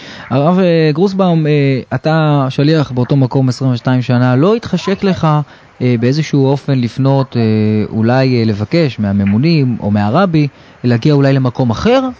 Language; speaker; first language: Hebrew; native; Hebrew